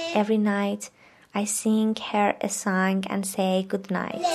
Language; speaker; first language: Norwegian; non-native, fluent; Persian